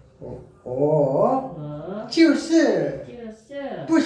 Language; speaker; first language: Korean; native; Korean